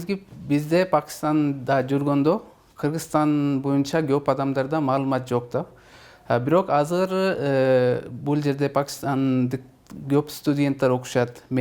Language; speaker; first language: Kyrgyz; non-native, fluent; Urdu